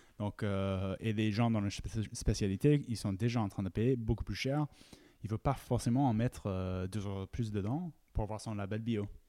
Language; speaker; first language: French; non-native, fluent; English